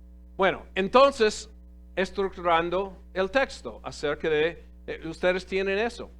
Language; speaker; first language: Spanish; non-native, fluent; English